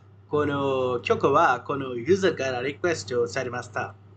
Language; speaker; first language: Japanese; non-native, learner; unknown